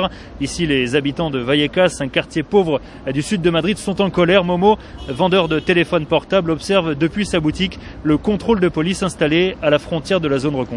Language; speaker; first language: French; native; French